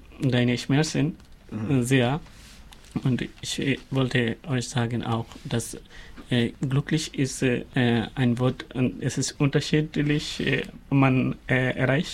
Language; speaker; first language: German; non-native, learner; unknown